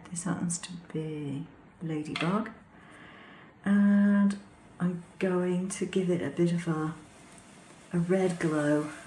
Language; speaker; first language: English; native; English